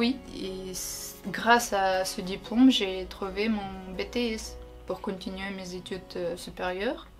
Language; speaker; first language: French; non-native, learner; Ukrainian